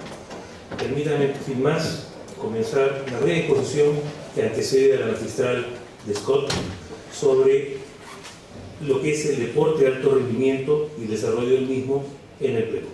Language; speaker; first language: Spanish; native; Spanish